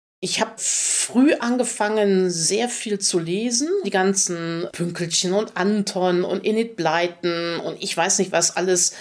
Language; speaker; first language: German; native; German